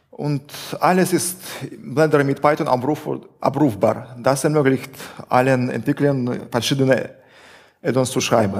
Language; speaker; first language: German; non-native, fluent; Russian